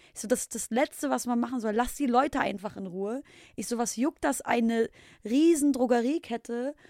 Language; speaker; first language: German; early bilingual, other home language; Arabic